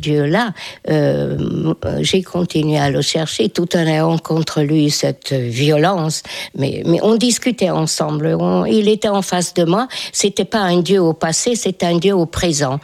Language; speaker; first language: French; non-native, fluent; Hungarian